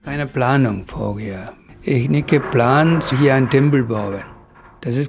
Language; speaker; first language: German; non-native, learner; Tamil